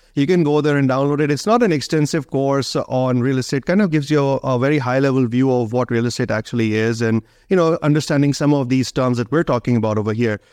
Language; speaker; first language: English; non-native, local second language; Hindi